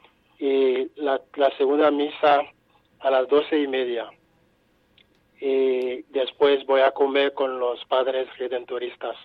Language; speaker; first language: Spanish; non-native, fluent; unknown